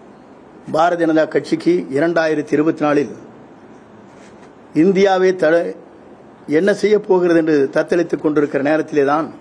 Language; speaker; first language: Tamil; native; Tamil